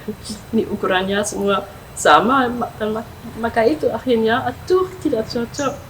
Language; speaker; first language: Indonesian; non-native, fluent; German